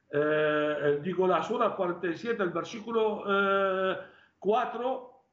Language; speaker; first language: Spanish; non-native, fluent; Arabic